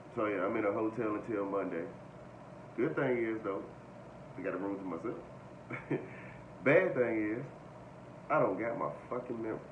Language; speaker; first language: English; native; English